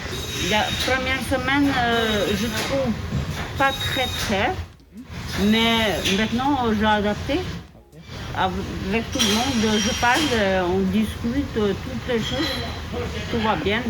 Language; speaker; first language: French; non-native, learner; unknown